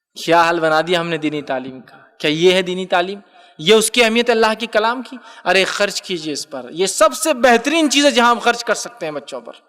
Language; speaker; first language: Urdu; native; Urdu